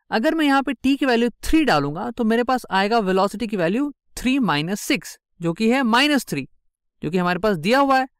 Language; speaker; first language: Hindi; native; Hindi